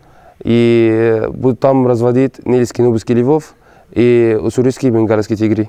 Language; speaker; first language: Russian; non-native, learner; Arabic